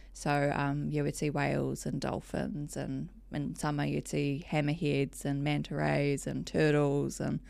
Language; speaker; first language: English; native; English